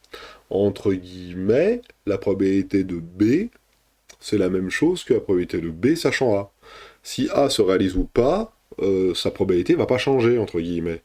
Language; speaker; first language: French; native; French